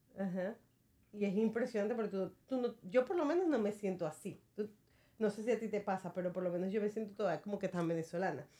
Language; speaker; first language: Spanish; native; Spanish